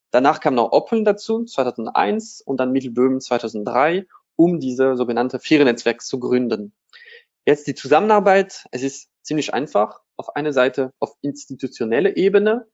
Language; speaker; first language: German; non-native, fluent; French